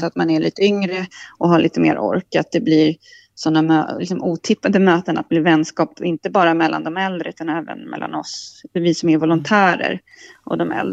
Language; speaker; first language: Swedish; native; Swedish